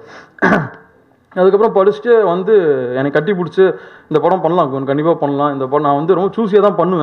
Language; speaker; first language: Tamil; native; Tamil